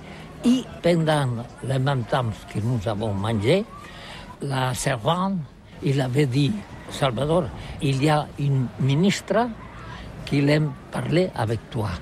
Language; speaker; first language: French; non-native, learner; Catalan